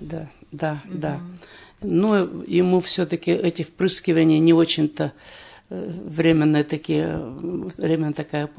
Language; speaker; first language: Russian; native; Russian